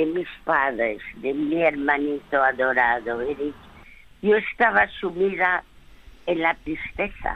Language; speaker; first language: Spanish; early bilingual, other home language; French